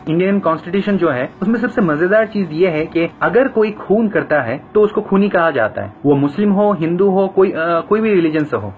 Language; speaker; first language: Hindi; non-native, fluent; Bangla